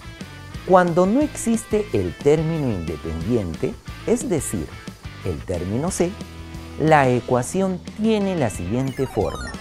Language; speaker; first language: Spanish; native; Spanish